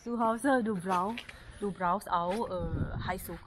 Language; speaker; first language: German; non-native, learner; Thai